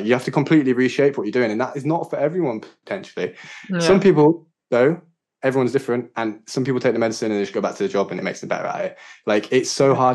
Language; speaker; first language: English; native; English